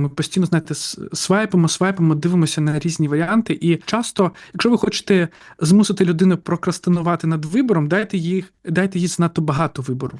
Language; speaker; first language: Ukrainian; native; Ukrainian